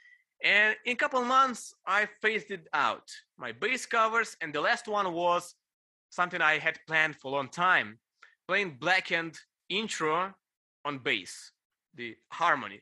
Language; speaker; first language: English; non-native, fluent; Ukrainian